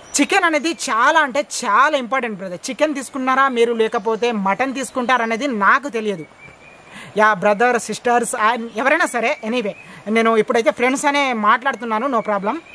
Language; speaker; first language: Telugu; non-native, local second language; Lambadi